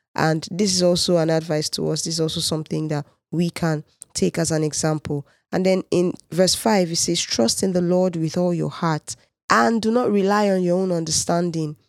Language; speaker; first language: English; non-native, local second language; Yoruba